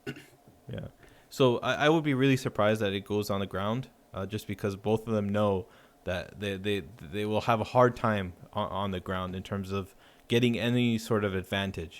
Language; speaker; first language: English; native; English